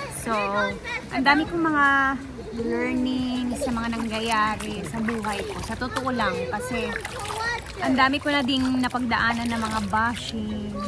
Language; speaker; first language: Filipino; non-native, local second language; Cebuano